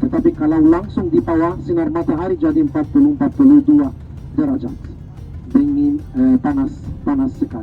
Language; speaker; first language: Indonesian; non-native, fluent; Arabic